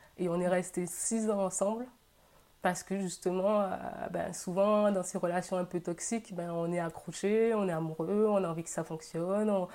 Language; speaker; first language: French; native; French